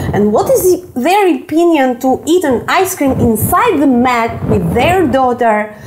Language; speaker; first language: English; non-native, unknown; Albanian